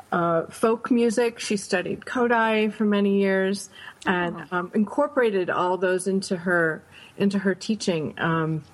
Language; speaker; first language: English; native; English